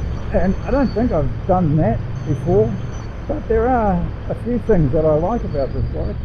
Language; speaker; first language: English; native; English